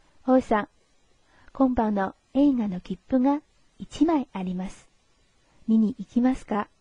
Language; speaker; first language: Japanese; non-native, fluent; Chinese